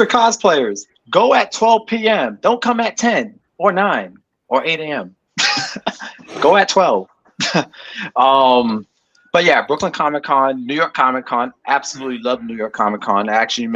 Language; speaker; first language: English; native; English